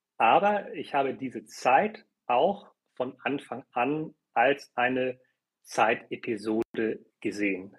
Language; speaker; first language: German; early bilingual, other home language; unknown